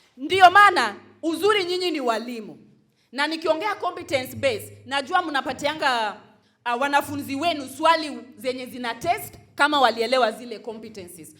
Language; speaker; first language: Swahili; non-native, local second language; Luo (Kenya and Tanzania)